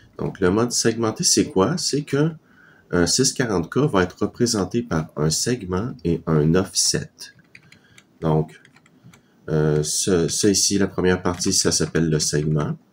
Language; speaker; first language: French; native; French